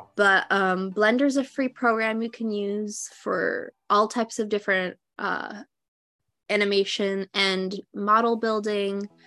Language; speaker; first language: English; native; English